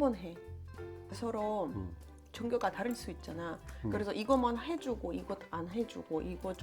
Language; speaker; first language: Korean; non-native, fluent; Ukrainian